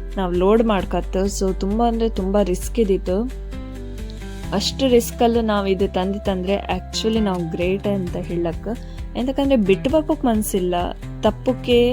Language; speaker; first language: Kannada; non-native, local second language; Konkani